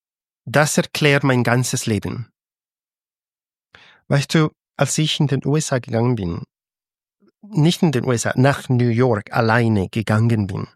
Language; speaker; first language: German; non-native, fluent; Spanish